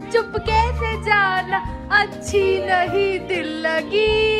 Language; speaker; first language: Hindi; native; Hindi